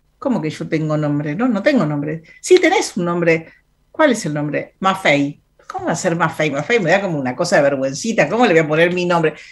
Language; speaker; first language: Spanish; native; Spanish